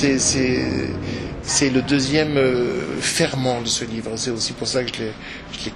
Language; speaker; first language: French; native; French